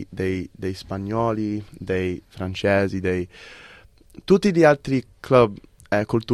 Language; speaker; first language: Italian; early bilingual, heritage; English